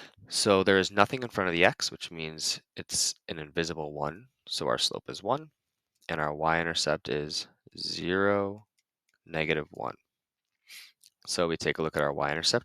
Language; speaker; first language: English; native; English